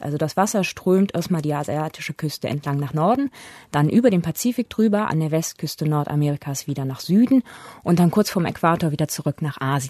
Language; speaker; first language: German; native; German